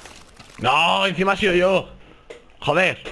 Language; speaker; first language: Spanish; native; Spanish